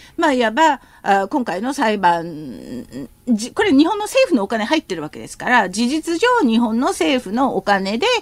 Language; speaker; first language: Japanese; non-native, fluent; Korean